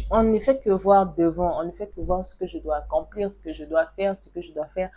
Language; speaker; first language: French; non-native, local second language; Lingala